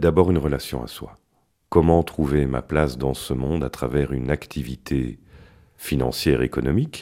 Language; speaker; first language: French; native; French